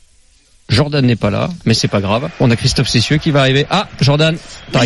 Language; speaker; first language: French; native; French